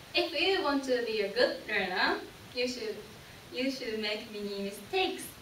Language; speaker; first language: English; non-native, learner; Japanese